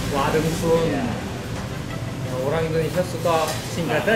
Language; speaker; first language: Indonesian; non-native, learner; Korean